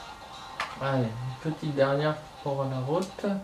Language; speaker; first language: French; native; French